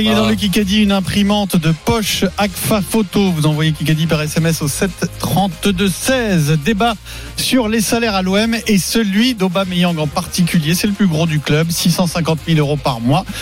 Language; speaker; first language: French; native; French